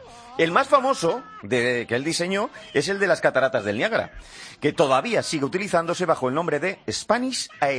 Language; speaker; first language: Spanish; native; Spanish